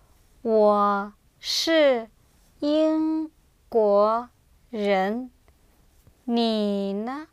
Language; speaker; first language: Chinese; non-native, learner; English